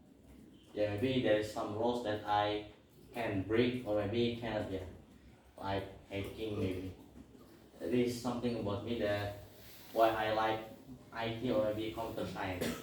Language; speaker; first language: English; non-native, learner; Indonesian